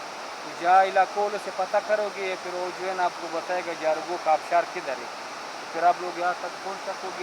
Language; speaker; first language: Hindi; non-native, local second language; Pashto